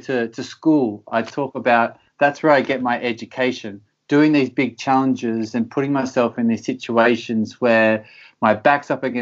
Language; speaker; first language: English; native; English